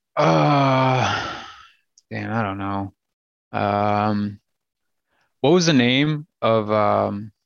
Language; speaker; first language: English; native; English